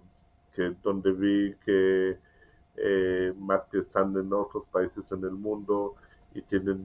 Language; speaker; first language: Spanish; non-native, learner; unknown